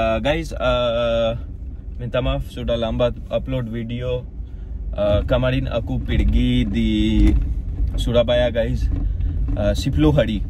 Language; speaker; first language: Indonesian; non-native, learner; Urdu